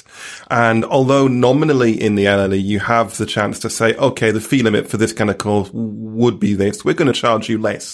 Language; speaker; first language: English; native; English